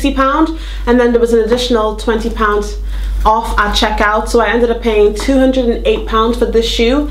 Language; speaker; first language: English; native; English